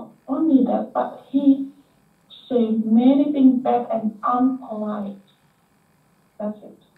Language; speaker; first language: English; non-native, learner; Indonesian